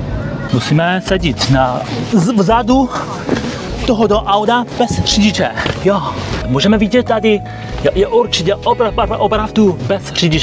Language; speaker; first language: Czech; non-native, learner; Chinese